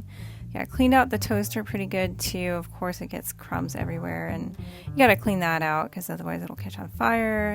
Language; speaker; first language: English; native; English